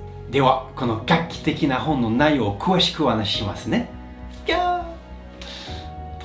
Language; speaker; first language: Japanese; non-native, fluent; French